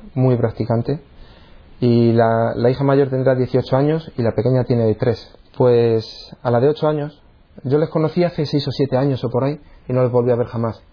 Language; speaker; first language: Spanish; native; Spanish